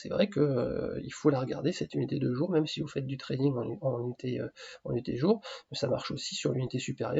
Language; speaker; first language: French; native; French